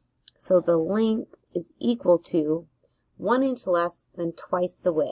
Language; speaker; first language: English; native; English